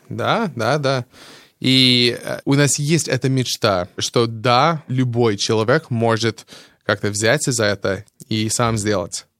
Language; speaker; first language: Russian; non-native, fluent; English